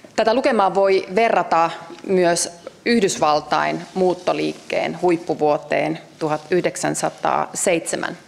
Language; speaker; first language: Finnish; native; Finnish